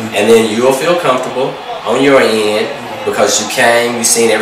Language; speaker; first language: English; native; English